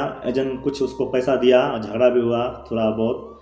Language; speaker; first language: Hindi; non-native, local second language; Bangla